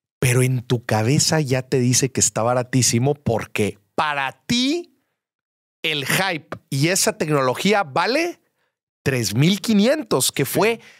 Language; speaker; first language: Spanish; native; Spanish